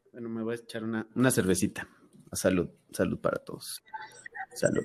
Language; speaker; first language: Spanish; native; Spanish